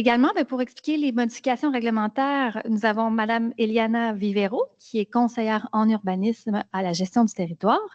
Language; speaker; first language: French; native; French